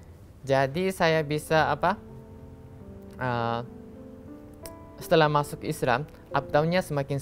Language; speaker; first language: Indonesian; non-native, learner; Japanese